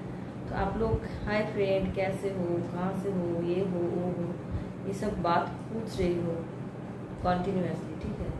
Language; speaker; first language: Hindi; non-native, local second language; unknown